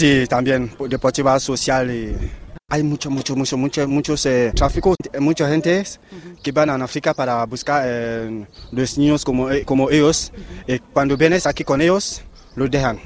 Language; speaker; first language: Spanish; non-native, fluent; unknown